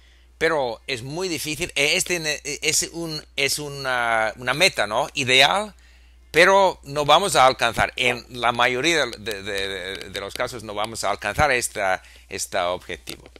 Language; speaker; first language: Spanish; non-native, fluent; English